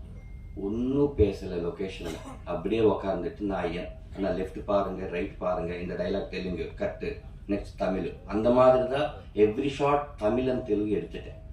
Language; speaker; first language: Tamil; non-native, learner; Telugu